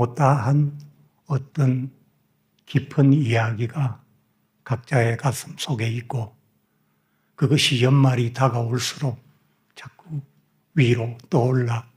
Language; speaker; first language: Korean; native; Korean